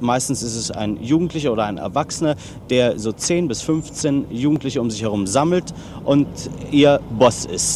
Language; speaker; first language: German; native; German